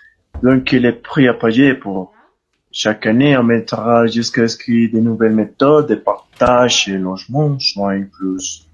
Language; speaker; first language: French; non-native, learner; Spanish